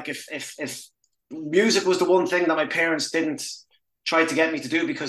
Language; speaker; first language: English; native; English